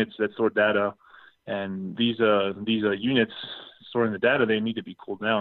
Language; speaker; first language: English; native; English